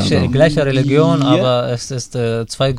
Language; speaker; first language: German; non-native, learner; Arabic